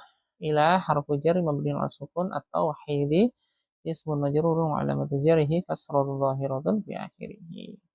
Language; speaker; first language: Arabic; non-native, fluent; Indonesian